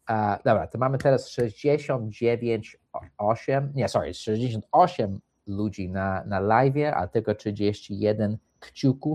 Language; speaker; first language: Polish; early bilingual, heritage; English